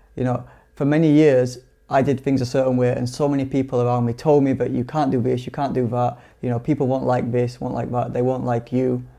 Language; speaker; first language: English; native; English